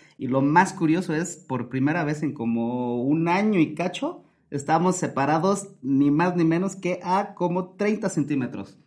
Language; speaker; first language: Spanish; native; Spanish